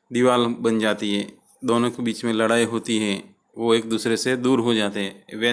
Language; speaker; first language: Hindi; non-native, local second language; Gujarati